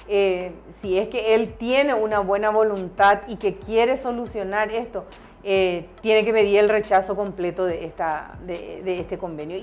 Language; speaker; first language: Spanish; native; Spanish